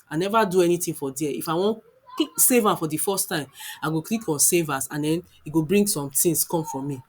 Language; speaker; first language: Nigerian Pidgin; non-native, local second language; Yoruba